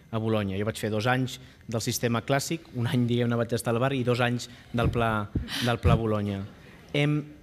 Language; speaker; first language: Catalan; native; Catalan